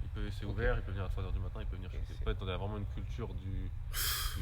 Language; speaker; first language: French; native; French